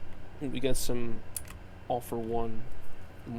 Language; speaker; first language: English; native; English